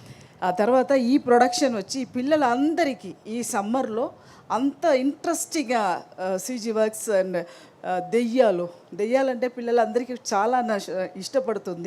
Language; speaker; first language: Telugu; non-native, fluent; Tamil